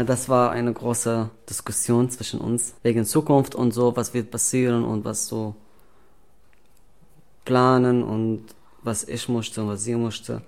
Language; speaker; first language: German; non-native, learner; Arabic